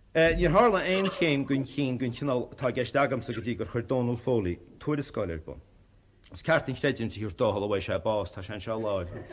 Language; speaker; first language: Irish; native; Irish